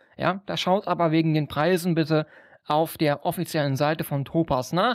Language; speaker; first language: German; native; German